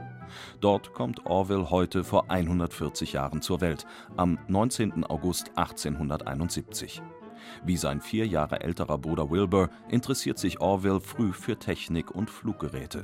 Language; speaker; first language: German; native; German